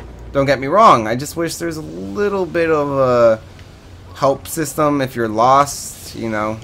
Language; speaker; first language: English; native; English